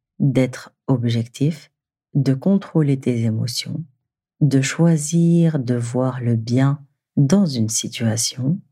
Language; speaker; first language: French; native; French